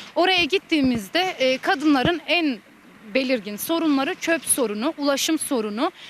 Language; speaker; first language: Turkish; native; Turkish